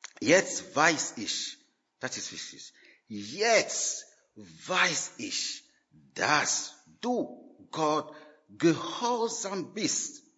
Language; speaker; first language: German; non-native, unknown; French